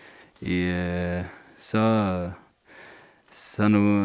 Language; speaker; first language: French; non-native, learner; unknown